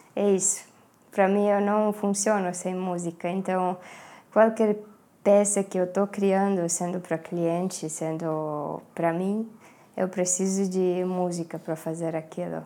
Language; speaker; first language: Portuguese; non-native, fluent; Estonian